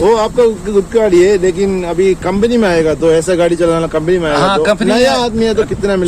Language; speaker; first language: Hindi; non-native, local second language; Malayalam